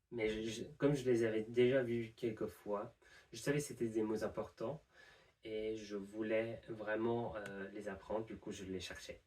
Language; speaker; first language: French; non-native, fluent; English